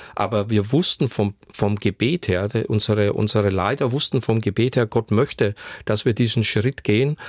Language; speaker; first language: German; native; German